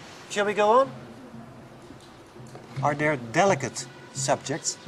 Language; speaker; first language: English; non-native, fluent; Dutch